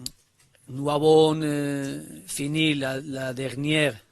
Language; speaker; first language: French; non-native, learner; Spanish